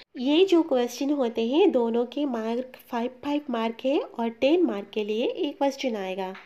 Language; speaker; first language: Hindi; non-native, local second language; Bangla